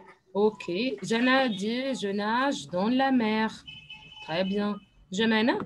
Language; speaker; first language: French; non-native, fluent; Arabic